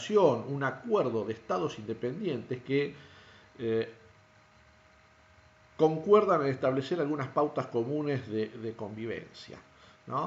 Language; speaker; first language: Spanish; native; Spanish